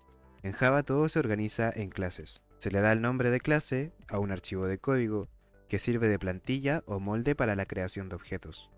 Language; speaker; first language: Spanish; native; Spanish